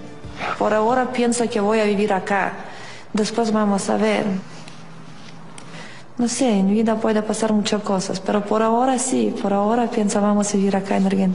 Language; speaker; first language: Spanish; non-native, learner; Lithuanian